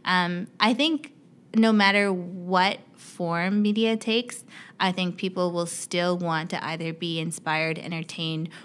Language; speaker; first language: English; native; English